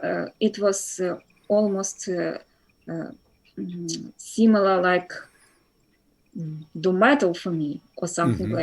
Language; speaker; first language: English; non-native, fluent; Russian